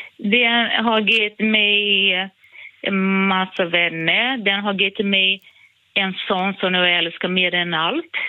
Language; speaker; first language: Swedish; non-native, fluent; Portuguese